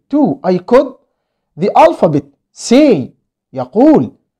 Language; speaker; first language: English; non-native, fluent; Arabic